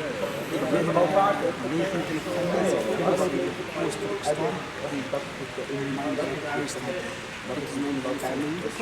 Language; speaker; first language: Dutch; non-native, learner; Uyghur